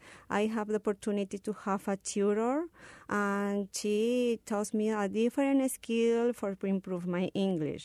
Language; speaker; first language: English; non-native, learner; Spanish